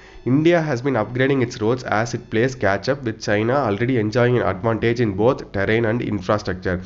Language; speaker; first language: English; non-native, local second language; Tamil